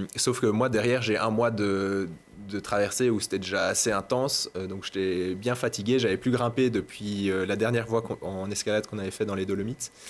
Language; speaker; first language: French; native; French